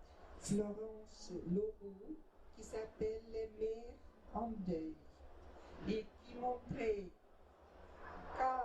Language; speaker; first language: French; non-native, fluent; Portuguese